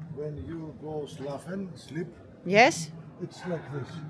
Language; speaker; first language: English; non-native, learner; Greek